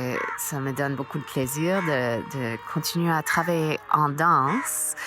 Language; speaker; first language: French; non-native, fluent; English